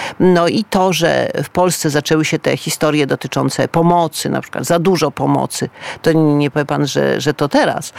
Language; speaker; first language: Polish; native; Polish